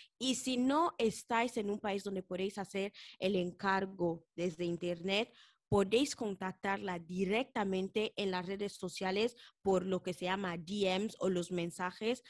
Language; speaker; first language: Spanish; non-native, local second language; Fang